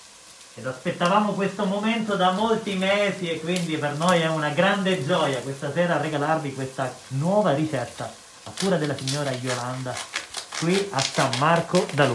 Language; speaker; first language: Italian; native; Italian